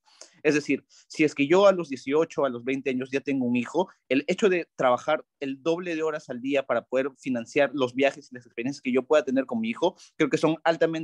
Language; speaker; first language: Spanish; native; Spanish